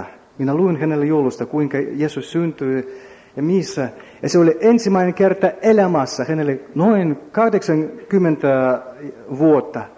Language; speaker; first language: Finnish; non-native, learner; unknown